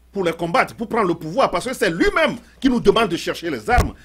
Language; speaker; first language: French; non-native, local second language; Ewe